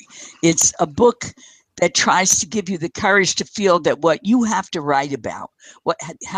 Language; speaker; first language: English; native; English